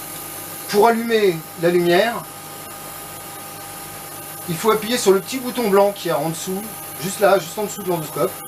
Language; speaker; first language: French; native; French